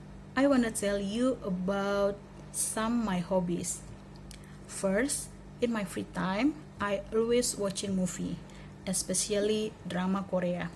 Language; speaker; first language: English; non-native, learner; Indonesian